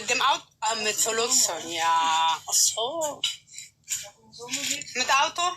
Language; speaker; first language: German; non-native, learner; Arabic